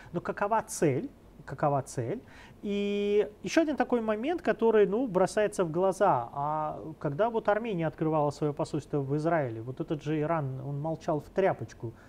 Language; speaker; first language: Russian; non-native, local second language; Azerbaijani